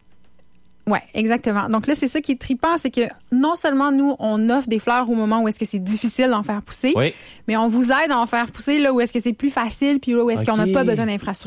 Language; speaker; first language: French; native; French